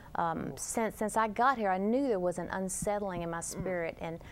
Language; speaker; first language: English; native; English